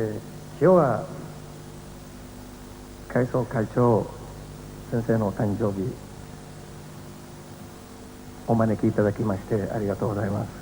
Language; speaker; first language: Japanese; non-native, learner; Spanish